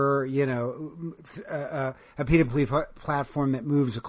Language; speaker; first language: English; native; English